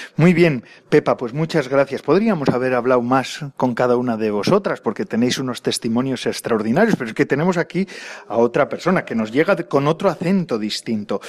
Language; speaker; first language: Spanish; native; Spanish